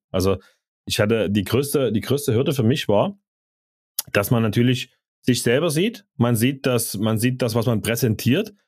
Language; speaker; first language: German; native; German